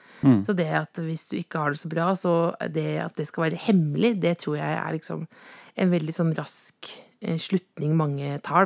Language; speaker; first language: Norwegian; native; Norwegian